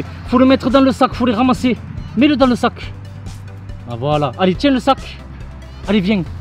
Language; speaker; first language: French; native; French